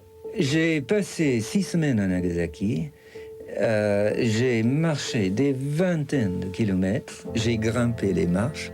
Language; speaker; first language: French; non-native, fluent; English